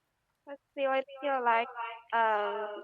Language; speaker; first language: English; non-native, learner; Vietnamese